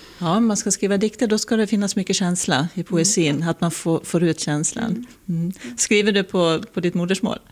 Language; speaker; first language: Swedish; native; Swedish